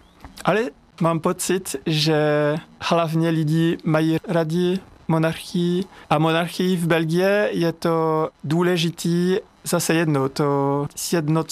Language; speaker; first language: Czech; non-native, fluent; French